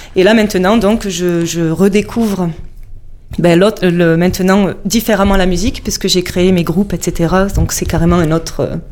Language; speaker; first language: French; native; French